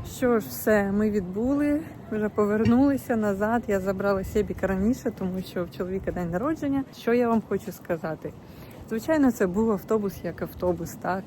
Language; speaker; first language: Ukrainian; native; Ukrainian